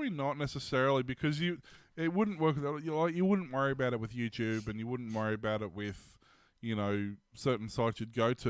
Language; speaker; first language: English; native; English